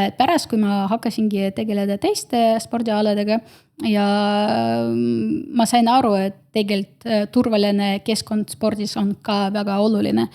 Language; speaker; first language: Estonian; non-native, local second language; Russian